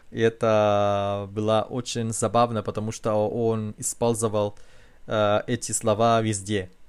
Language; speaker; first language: Russian; non-native, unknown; Spanish